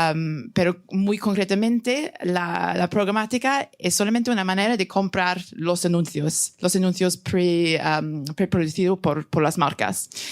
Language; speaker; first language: Spanish; non-native, fluent; English